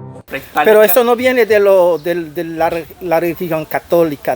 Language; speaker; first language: Spanish; non-native, fluent; French